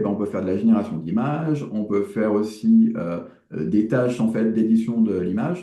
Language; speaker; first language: French; native; French